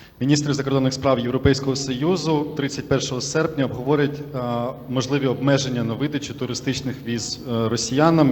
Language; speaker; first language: Ukrainian; native; Ukrainian